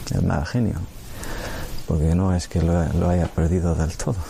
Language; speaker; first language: Spanish; non-native, fluent; English